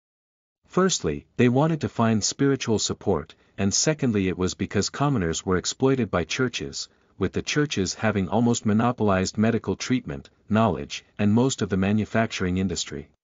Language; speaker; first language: English; native; English